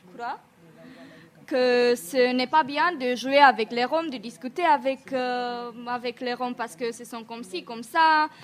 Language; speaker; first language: French; non-native, learner; Romanian